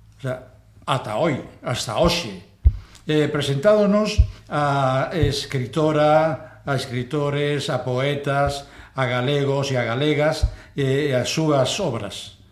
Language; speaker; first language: Galician; non-native, local second language; Spanish